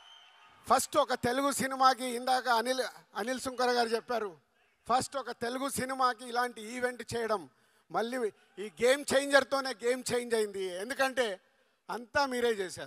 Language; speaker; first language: Telugu; native; Telugu